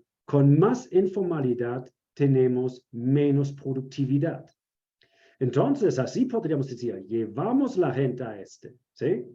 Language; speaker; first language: Spanish; non-native, fluent; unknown